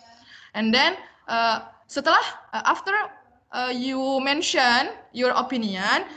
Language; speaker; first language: English; non-native, learner; Indonesian